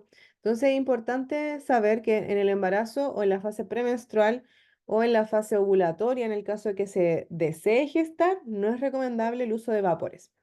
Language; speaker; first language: Spanish; native; Spanish